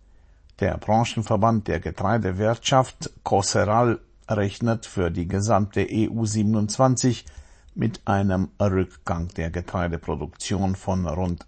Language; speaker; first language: German; native; German